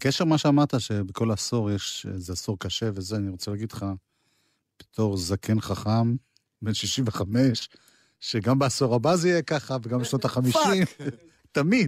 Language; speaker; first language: Hebrew; native; Hebrew